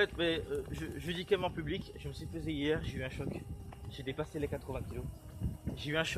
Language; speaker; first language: French; native; French